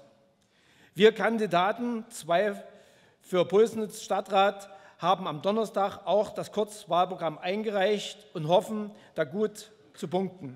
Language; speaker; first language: German; native; German